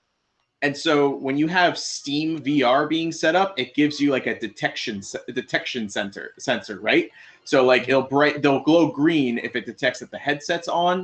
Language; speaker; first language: English; native; English